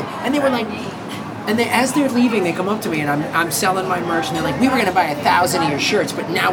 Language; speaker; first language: English; native; English